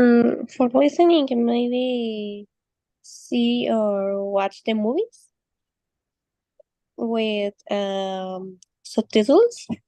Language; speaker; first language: English; non-native, learner; Spanish